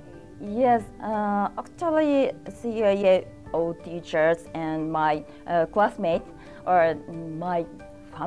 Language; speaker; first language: English; non-native, learner; Japanese